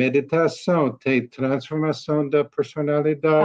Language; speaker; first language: Portuguese; non-native, learner; English